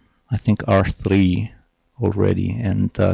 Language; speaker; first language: English; non-native, fluent; German